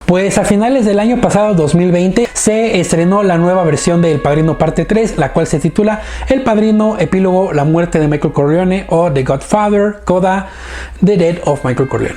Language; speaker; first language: Spanish; native; Spanish